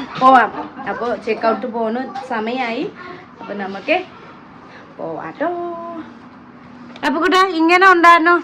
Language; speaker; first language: Malayalam; non-native, learner; Nepali